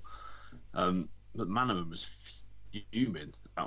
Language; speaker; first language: English; native; English